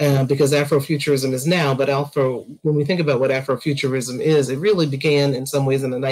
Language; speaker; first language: English; native; English